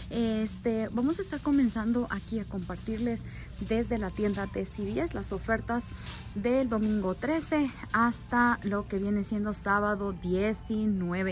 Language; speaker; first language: Spanish; native; Spanish